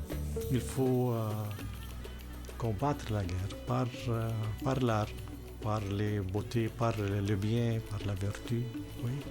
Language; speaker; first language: French; non-native, fluent; Arabic